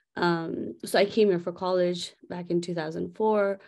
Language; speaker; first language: English; non-native, local second language; Nepali